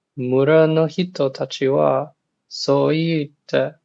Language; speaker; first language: Japanese; non-native, learner; English